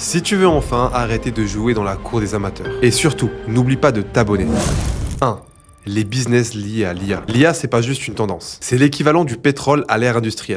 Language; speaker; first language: French; native; French